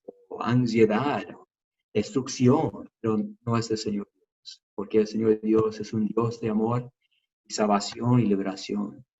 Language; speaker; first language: Spanish; non-native, fluent; English